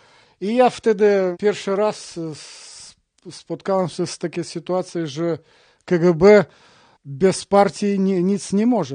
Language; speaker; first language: Polish; non-native, learner; Russian